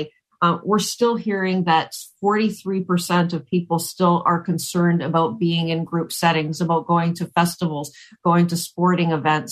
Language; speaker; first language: English; native; English